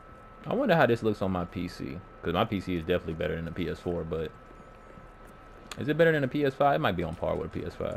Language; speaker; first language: English; native; English